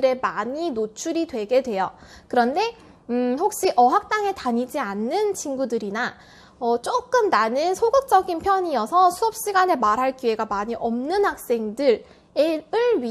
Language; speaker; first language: Korean; native; Korean